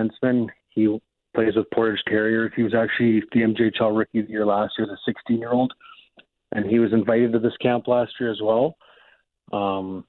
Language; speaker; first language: English; native; English